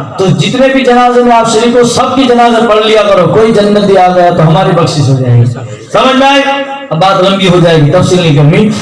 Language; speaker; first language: Urdu; non-native, local second language; Gujarati